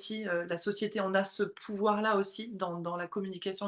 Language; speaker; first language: French; native; French